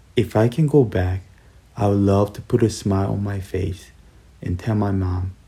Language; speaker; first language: English; early bilingual, other home language; Korean